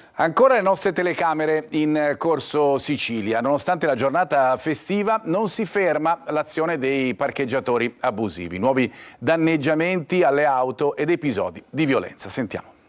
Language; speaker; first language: Italian; native; Italian